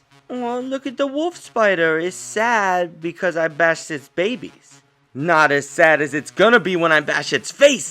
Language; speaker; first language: English; native; English